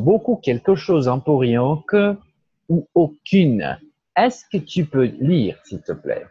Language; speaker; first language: French; non-native, fluent; Portuguese